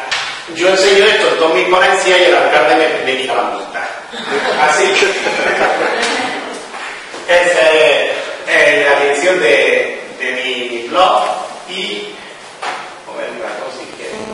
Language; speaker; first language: Spanish; native; Spanish